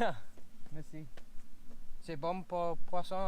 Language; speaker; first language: French; non-native, learner; English